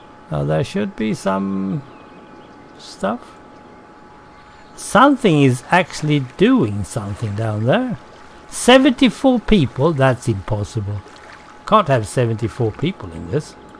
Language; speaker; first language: English; non-native, fluent; Swedish